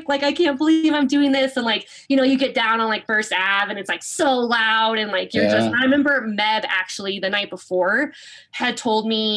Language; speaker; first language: English; native; English